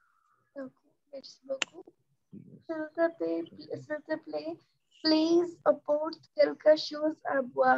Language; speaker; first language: French; non-native, fluent; Hindi